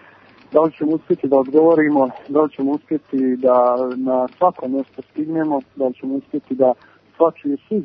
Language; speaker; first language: Serbian; native; Serbian